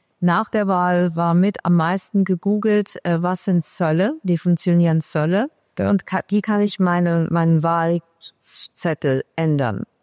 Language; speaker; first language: German; early bilingual, other home language; Persian